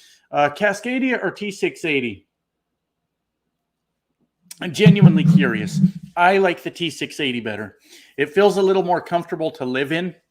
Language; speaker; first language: English; native; English